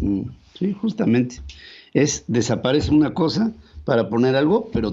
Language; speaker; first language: Spanish; native; Spanish